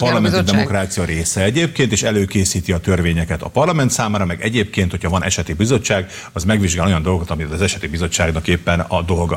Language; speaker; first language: Hungarian; native; Hungarian